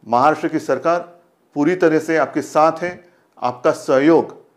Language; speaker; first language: Hindi; non-native, local second language; Marathi